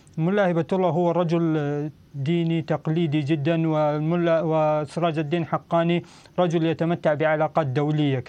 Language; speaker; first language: Arabic; non-native, fluent; Pashto